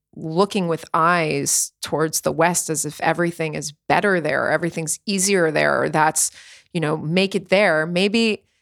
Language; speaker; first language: English; native; English